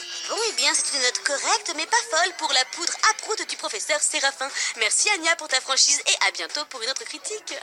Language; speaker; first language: French; native; French